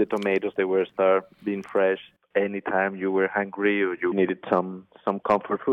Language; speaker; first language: English; non-native, fluent; Spanish